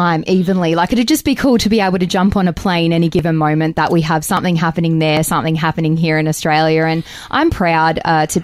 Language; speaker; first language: English; native; English